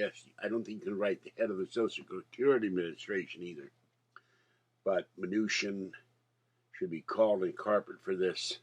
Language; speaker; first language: English; native; English